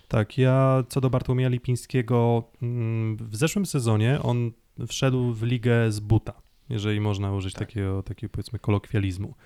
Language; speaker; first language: Polish; native; Polish